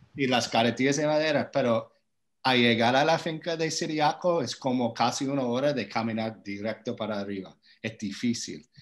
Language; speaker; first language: Spanish; non-native, fluent; English